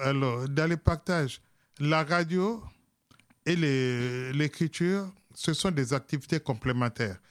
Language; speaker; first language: French; non-native, local second language; Lingala